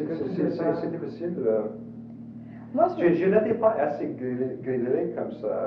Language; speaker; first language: French; non-native, local second language; English